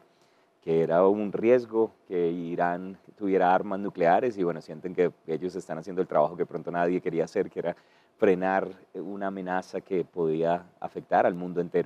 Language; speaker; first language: Spanish; native; Spanish